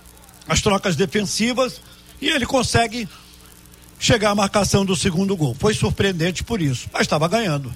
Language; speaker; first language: Portuguese; native; Portuguese